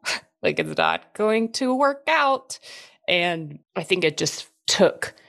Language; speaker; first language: English; native; English